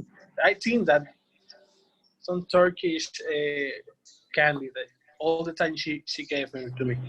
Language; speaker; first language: English; non-native, learner; Spanish